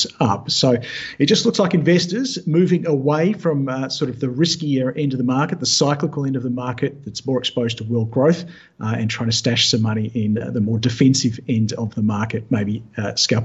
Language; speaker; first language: English; native; English